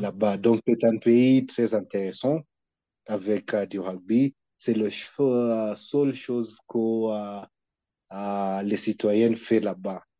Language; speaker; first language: French; non-native, learner; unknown